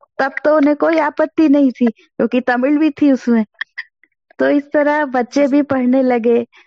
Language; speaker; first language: Hindi; non-native, local second language; Kannada